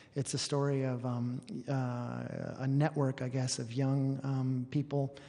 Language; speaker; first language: English; native; English